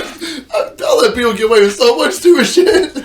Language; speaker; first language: English; native; English